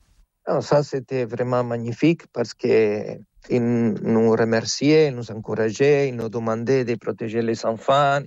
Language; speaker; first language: French; non-native, fluent; Spanish